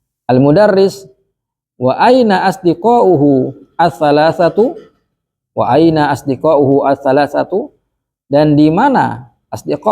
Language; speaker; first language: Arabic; non-native, fluent; Indonesian